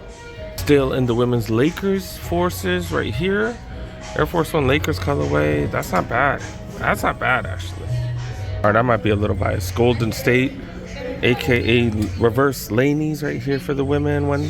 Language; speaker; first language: English; native; English